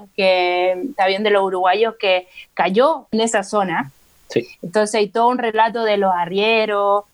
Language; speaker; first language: Spanish; native; Spanish